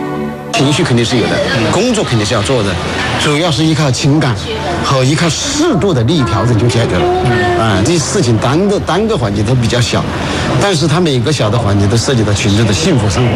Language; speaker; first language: Chinese; native; Chinese